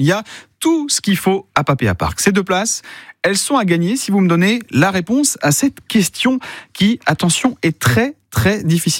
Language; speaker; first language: French; native; French